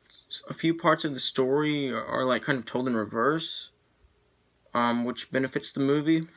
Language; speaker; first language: English; native; English